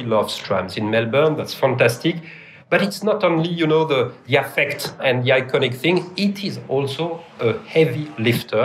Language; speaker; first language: English; non-native, fluent; French